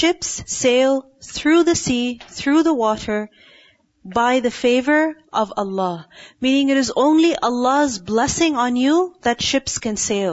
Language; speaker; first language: English; non-native, local second language; Urdu